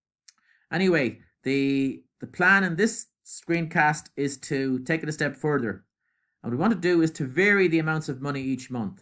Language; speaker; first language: English; native; English